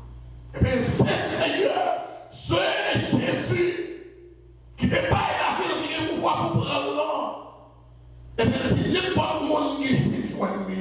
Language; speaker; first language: French; non-native, local second language; Haitian Creole